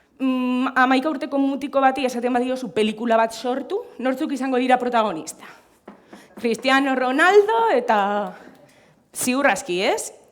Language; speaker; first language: Basque; non-native, local second language; Spanish